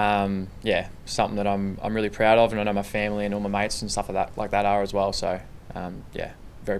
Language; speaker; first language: English; native; English